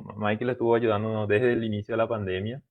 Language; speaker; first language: Spanish; native; Spanish